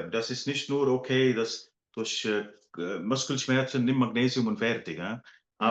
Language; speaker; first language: German; non-native, fluent; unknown